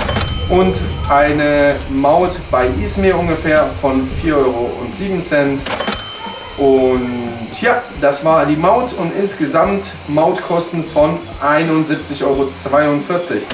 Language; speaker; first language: German; native; German